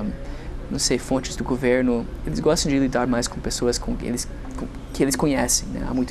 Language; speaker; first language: Portuguese; non-native, fluent; English